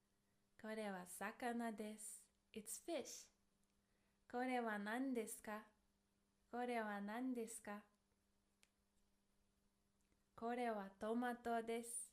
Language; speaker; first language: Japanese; non-native, fluent; English